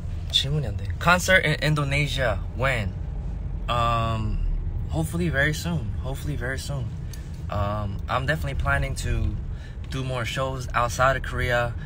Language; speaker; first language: English; early bilingual, other home language; Korean